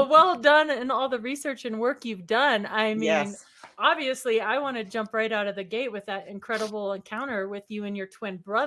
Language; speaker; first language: English; native; English